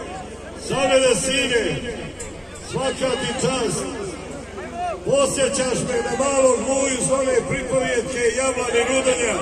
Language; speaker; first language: Bosnian; native; Bosnian